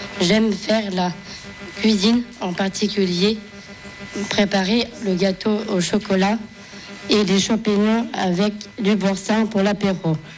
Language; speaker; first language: French; native; French